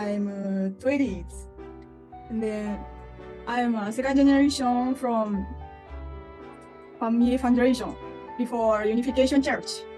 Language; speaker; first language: English; non-native, learner; Japanese